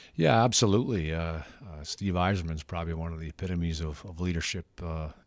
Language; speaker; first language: English; native; English